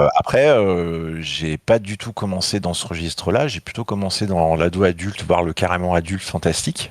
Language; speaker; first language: French; native; French